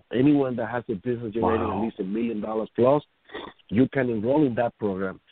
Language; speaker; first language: English; non-native, fluent; Spanish